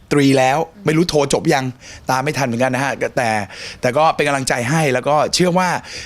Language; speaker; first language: Thai; early bilingual, heritage; Thai